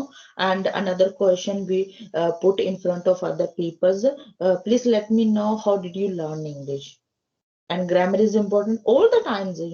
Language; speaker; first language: English; non-native, learner; Hindi